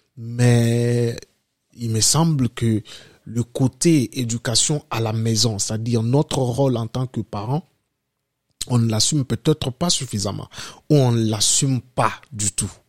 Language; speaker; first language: French; non-native, local second language; Lingala